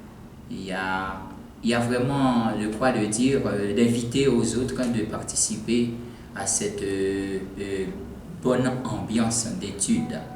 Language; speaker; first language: French; non-native, local second language; Haitian Creole